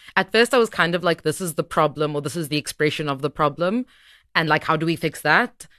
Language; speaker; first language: English; native; English